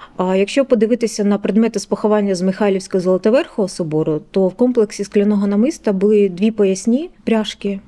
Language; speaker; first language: Ukrainian; native; Ukrainian